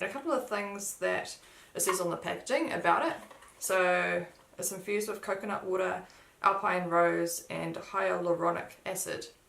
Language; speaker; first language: English; native; English